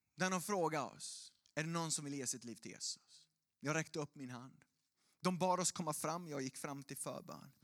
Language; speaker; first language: Swedish; native; Swedish